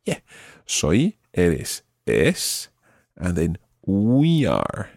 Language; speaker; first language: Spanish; non-native, fluent; English